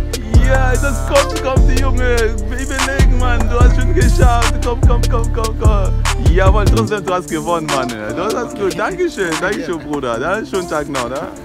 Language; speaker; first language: German; non-native, learner; Lingala